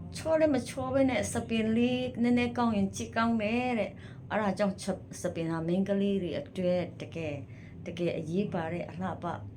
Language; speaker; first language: Burmese; native; Burmese